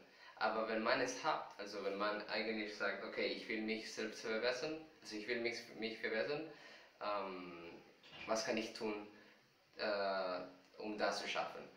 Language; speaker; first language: German; non-native, fluent; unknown